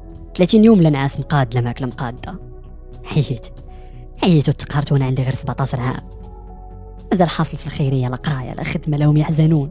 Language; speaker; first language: Arabic; native; Arabic